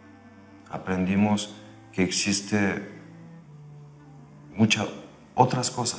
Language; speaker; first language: Spanish; early bilingual, other home language; Korean